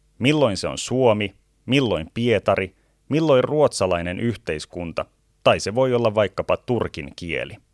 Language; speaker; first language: Finnish; native; Finnish